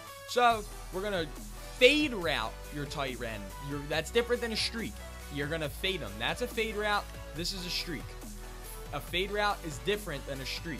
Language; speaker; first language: English; native; English